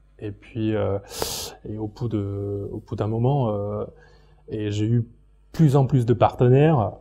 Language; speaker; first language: French; non-native, fluent; Chinese